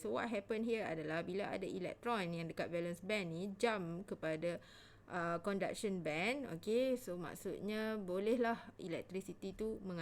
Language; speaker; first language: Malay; native; Malay